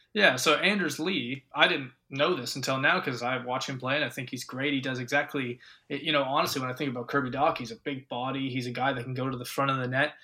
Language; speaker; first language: English; native; English